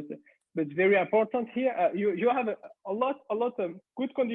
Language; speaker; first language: English; non-native, learner; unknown